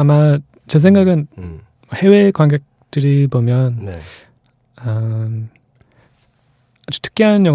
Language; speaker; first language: Korean; non-native, fluent; English